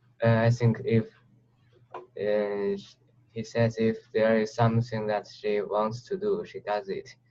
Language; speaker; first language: English; non-native, learner; Chinese